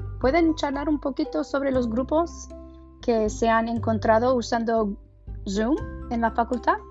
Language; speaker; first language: Spanish; non-native, fluent; English